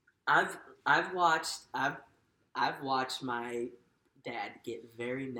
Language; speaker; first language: English; native; English